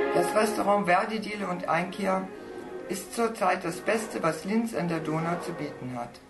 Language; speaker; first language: German; native; German